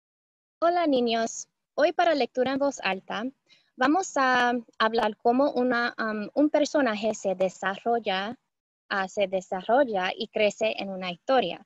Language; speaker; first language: Spanish; early bilingual, heritage; Spanish